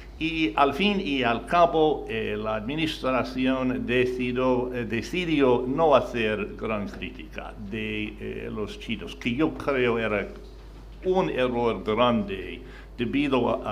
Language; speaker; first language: Spanish; non-native, fluent; English